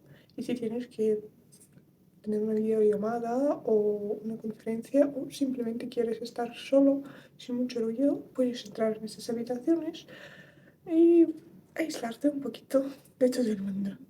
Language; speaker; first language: Spanish; non-native, fluent; Russian